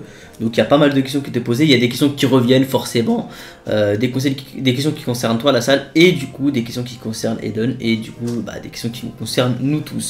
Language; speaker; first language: French; native; French